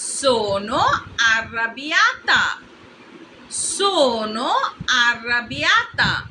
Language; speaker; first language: Italian; non-native, fluent; Bangla